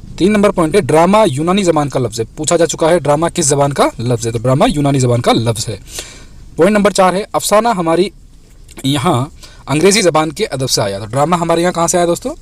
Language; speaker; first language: Urdu; native; Urdu